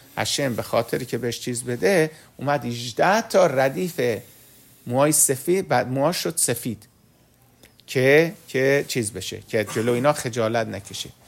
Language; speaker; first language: Persian; early bilingual, heritage; Persian